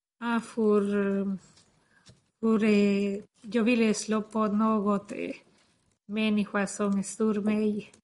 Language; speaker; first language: Swedish; non-native, learner; Spanish